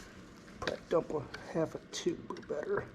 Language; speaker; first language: English; native; English